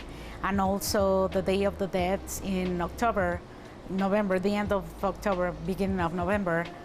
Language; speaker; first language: English; non-native, fluent; Spanish